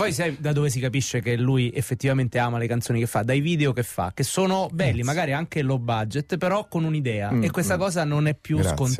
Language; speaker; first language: Italian; native; Italian